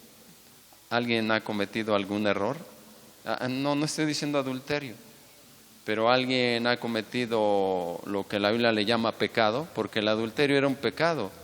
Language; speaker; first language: Spanish; native; Spanish